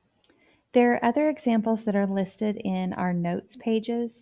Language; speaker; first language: English; native; English